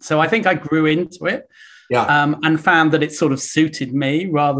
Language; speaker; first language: English; native; English